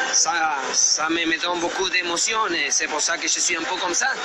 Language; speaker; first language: French; non-native, fluent; Spanish